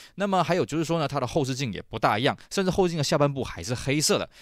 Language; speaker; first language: Chinese; native; Chinese